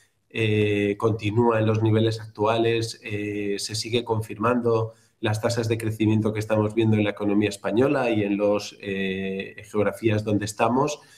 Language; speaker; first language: Spanish; native; Spanish